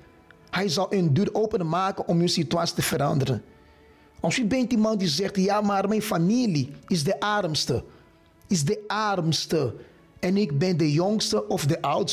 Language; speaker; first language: Dutch; non-native, fluent; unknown